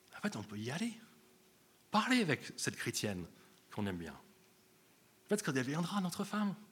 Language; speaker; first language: French; non-native, fluent; English